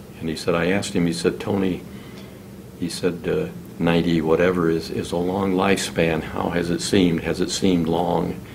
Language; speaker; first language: English; native; English